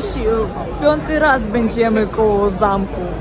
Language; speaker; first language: Polish; non-native, local second language; Ukrainian